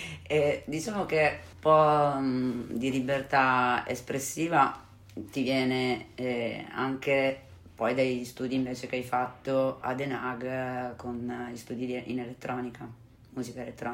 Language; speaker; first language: Italian; native; Italian